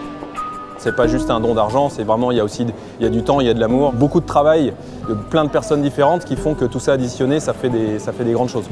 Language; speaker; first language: French; native; French